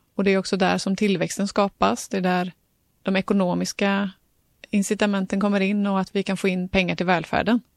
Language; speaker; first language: Swedish; native; Swedish